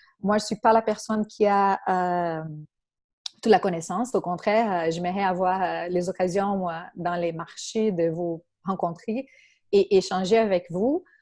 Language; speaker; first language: French; non-native, fluent; Portuguese